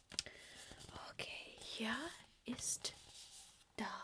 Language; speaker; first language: German; non-native, learner; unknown